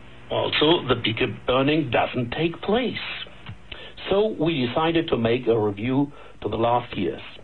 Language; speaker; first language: English; non-native, learner; German